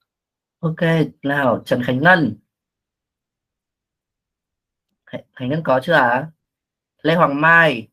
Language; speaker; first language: Vietnamese; native; Vietnamese